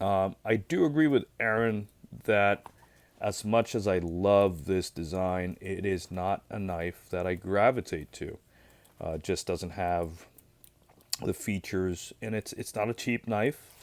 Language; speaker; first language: English; native; English